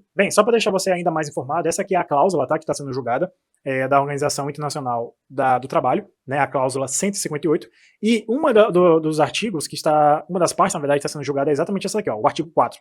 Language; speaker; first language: Portuguese; native; Portuguese